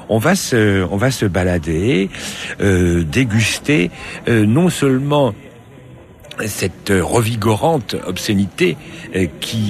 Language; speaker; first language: French; native; French